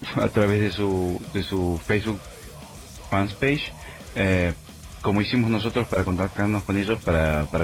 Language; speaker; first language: Spanish; native; Spanish